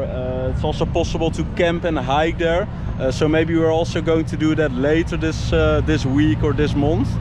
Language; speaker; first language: English; non-native, fluent; Dutch